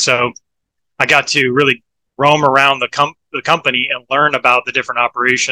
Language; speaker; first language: English; native; English